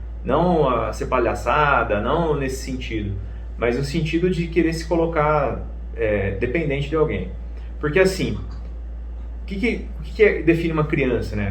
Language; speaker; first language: Portuguese; native; Portuguese